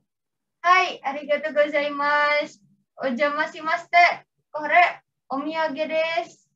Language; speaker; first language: Japanese; non-native, learner; Indonesian